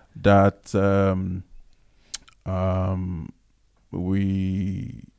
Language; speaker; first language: English; non-native, local second language; Yoruba